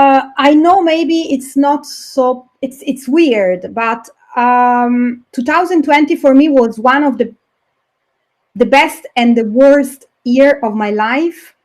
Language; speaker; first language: English; non-native, fluent; Italian